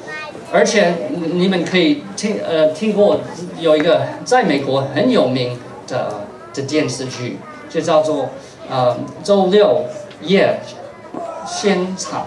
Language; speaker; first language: Chinese; non-native, fluent; English